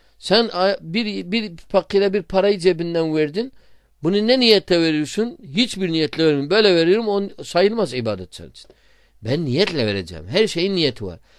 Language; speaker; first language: Turkish; non-native, fluent; Arabic